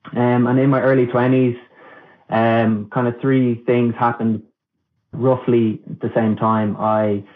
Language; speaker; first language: English; non-native, local second language; Irish